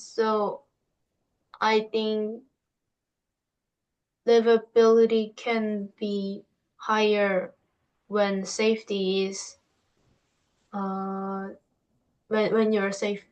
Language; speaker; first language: English; non-native, fluent; Korean